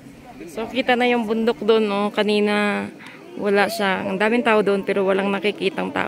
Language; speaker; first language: Filipino; native; Filipino